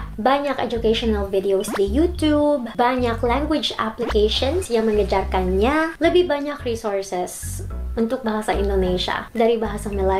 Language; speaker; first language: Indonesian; non-native, learner; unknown